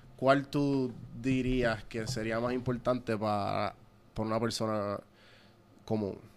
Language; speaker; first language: Spanish; early bilingual, heritage; Spanish